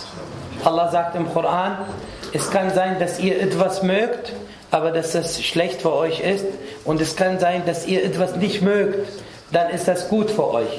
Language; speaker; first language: German; non-native, fluent; Arabic